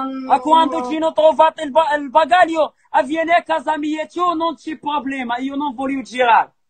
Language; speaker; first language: Italian; non-native, learner; Arabic